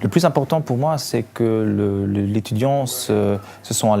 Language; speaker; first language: French; non-native, local second language; Luxembourgish